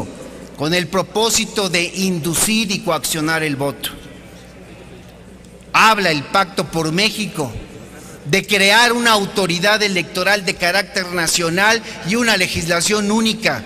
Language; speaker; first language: Spanish; native; Spanish